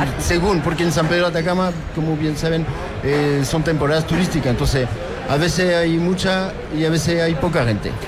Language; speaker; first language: Spanish; non-native, fluent; French